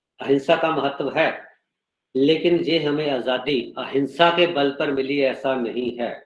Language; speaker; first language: Hindi; non-native, local second language; Punjabi